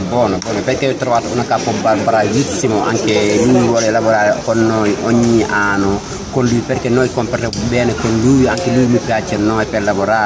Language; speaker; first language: Italian; non-native, learner; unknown